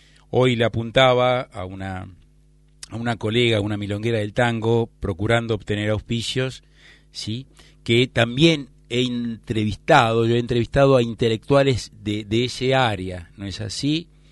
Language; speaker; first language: Spanish; native; Spanish